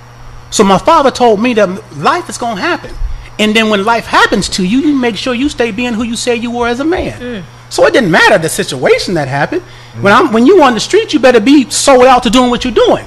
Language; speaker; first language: English; native; English